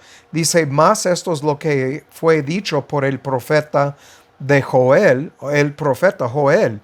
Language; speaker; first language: Spanish; non-native, fluent; English